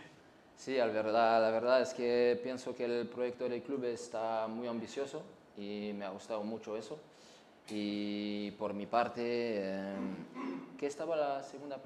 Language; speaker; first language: Spanish; non-native, learner; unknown